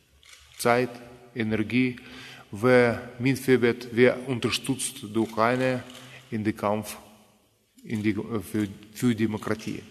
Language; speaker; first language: German; non-native, fluent; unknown